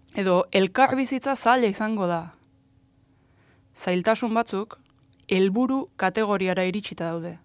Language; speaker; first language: Basque; native; Basque